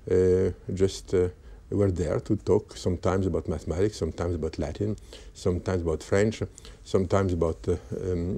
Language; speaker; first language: English; non-native, fluent; Polish